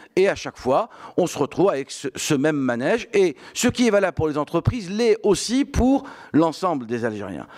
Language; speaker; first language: French; non-native, local second language; Arabic